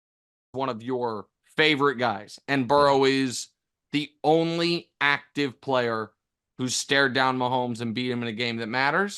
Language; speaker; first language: English; native; English